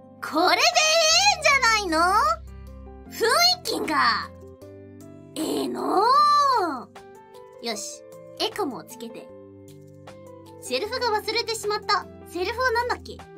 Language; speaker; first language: Japanese; non-native, fluent; English